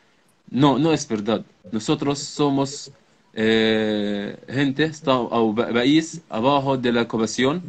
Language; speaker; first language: Spanish; non-native, learner; Arabic